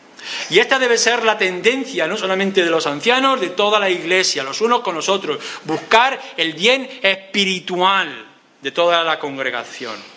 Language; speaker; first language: Spanish; native; Spanish